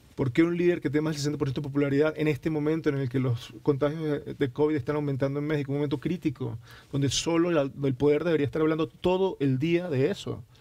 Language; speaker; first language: Spanish; native; Spanish